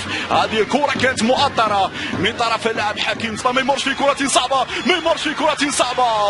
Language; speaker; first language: Arabic; native; Arabic